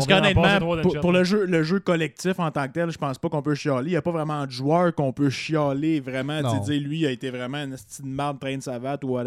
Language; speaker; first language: French; native; French